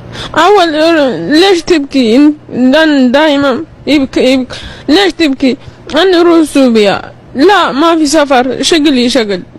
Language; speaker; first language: Arabic; non-native, learner; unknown